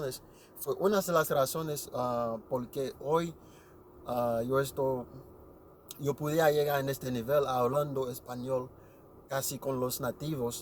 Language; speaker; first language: Spanish; non-native, learner; Haitian Creole